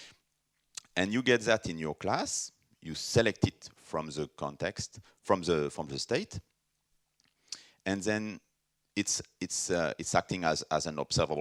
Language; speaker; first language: English; non-native, fluent; French